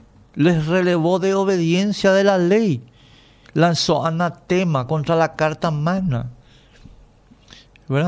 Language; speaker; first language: Spanish; native; Spanish